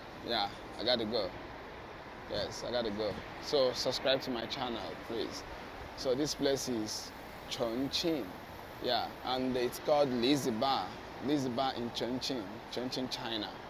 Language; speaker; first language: English; non-native, local second language; Igbo